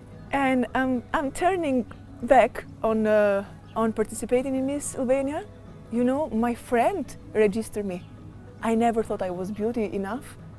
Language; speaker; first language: English; non-native, learner; Albanian